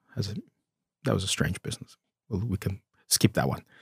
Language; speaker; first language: English; early bilingual, other home language; Romanian